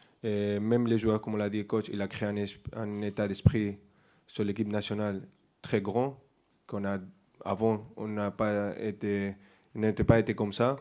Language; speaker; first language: French; non-native, fluent; Spanish